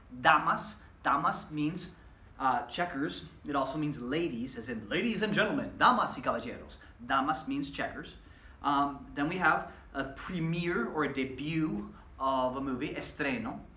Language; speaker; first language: English; native; English